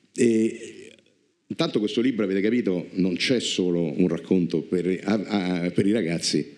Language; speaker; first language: Italian; native; Italian